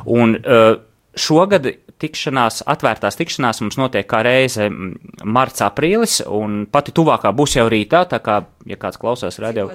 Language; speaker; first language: Latvian; native; Latvian